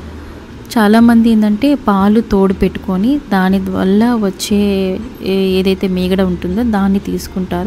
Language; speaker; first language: Telugu; native; Telugu